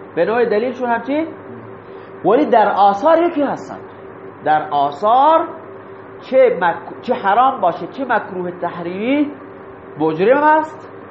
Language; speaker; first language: Persian; non-native, local second language; Baluchi